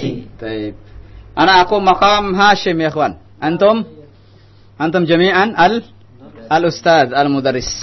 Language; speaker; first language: Arabic; non-native, fluent; Indonesian